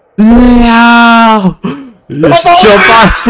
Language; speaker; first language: English; native; English